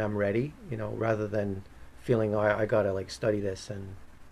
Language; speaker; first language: English; native; English